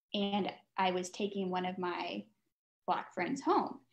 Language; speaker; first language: English; native; English